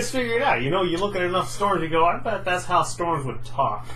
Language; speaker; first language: English; native; English